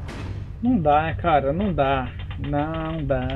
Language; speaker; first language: Portuguese; native; Portuguese